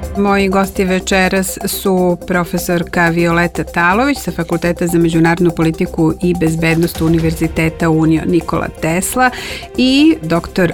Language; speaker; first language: Serbian; native; Serbian